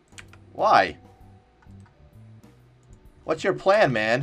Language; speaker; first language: English; native; English